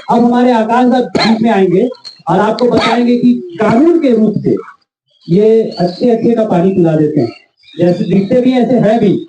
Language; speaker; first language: Hindi; native; Hindi